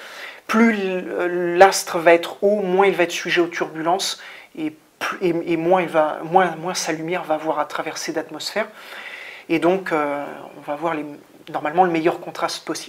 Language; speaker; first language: French; native; French